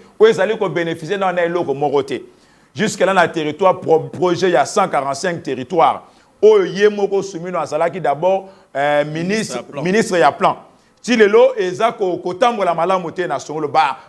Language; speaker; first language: Lingala; non-native, local second language; Kongo